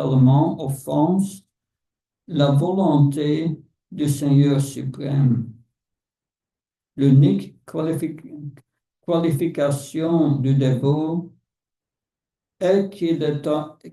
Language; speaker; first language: French; non-native, fluent; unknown